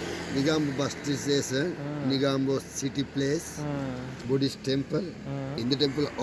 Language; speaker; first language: English; non-native, learner; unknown